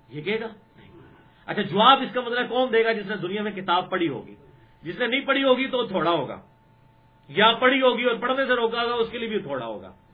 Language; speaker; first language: Urdu; non-native, local second language; Punjabi